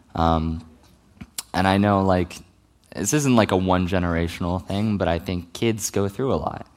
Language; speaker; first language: English; native; English